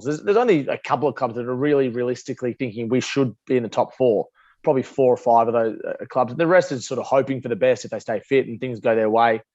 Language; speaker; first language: English; native; English